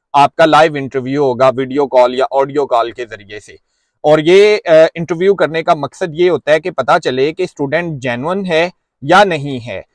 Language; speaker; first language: Urdu; non-native, local second language; Punjabi